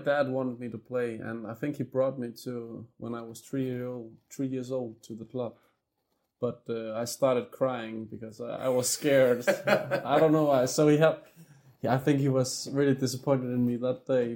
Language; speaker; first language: English; non-native, fluent; Danish